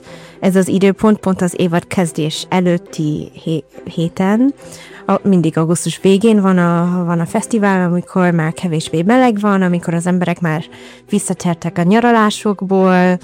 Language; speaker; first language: Hungarian; non-native, fluent; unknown